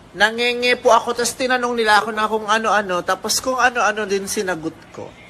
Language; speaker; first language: Filipino; native; Filipino